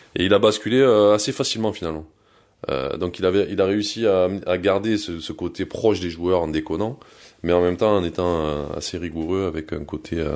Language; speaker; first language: French; native; French